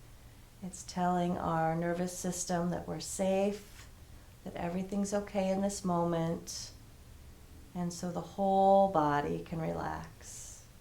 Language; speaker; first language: English; native; English